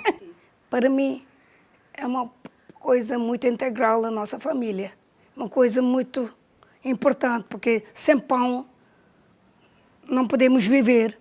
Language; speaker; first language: Portuguese; non-native, fluent; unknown